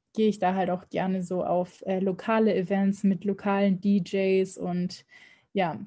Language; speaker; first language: German; native; German